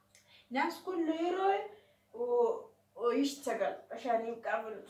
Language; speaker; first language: Arabic; non-native, learner; Oromo